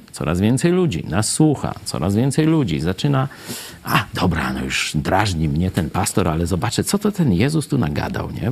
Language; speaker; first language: Polish; native; Polish